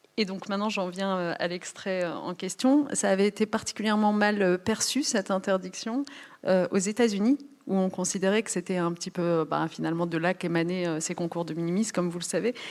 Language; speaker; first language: French; early bilingual, other home language; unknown